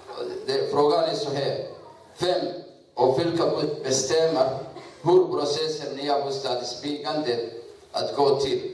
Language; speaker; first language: Swedish; non-native, learner; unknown